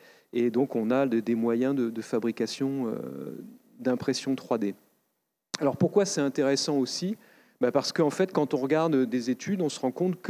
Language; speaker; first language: French; native; French